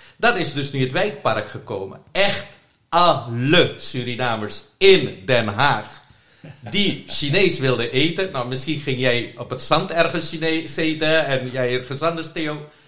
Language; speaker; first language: Dutch; non-native, local second language; Caribbean Hindustani